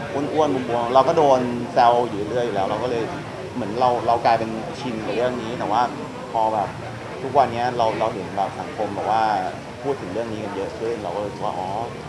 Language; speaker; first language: Thai; native; Thai